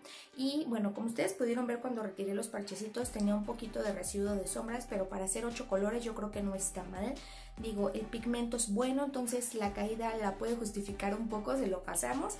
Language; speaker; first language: Spanish; native; Spanish